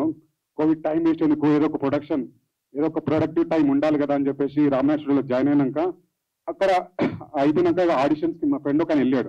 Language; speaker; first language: Telugu; native; Telugu